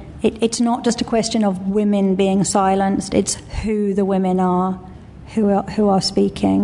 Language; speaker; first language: English; native; English